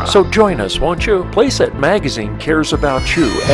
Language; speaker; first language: English; native; English